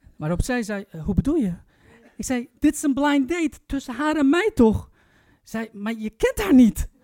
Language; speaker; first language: Dutch; early bilingual, other home language; Turkish